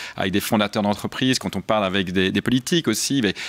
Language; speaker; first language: French; native; French